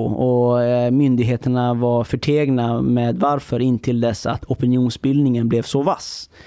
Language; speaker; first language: Swedish; early bilingual, other home language; Persian